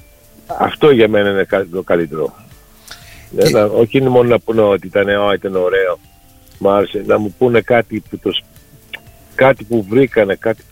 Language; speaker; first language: Greek; early bilingual, heritage; Greek